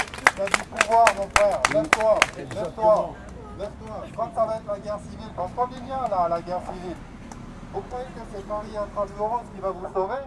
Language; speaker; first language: French; native; French